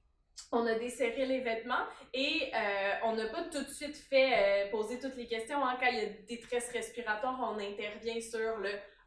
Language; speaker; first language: French; native; French